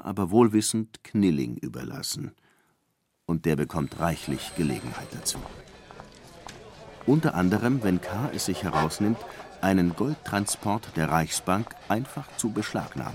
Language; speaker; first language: German; native; German